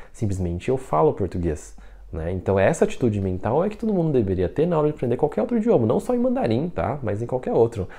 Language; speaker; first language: Portuguese; non-native, fluent; Chinese